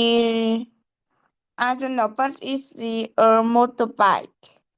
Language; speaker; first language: English; non-native, learner; Vietnamese